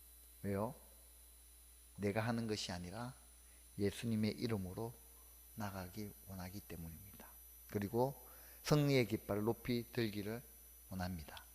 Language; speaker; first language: Korean; native; Korean